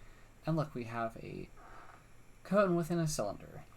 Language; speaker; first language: English; native; English